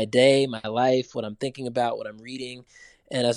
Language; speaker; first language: English; native; English